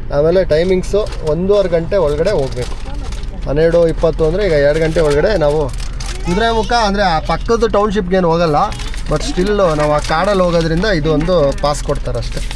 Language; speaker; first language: Kannada; non-native, local second language; Tulu